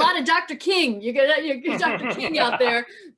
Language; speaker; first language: English; native; English